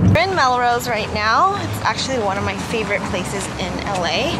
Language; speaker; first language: English; early bilingual, other home language; Korean